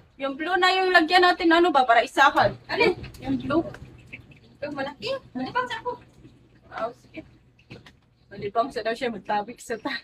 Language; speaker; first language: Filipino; non-native, local second language; Cebuano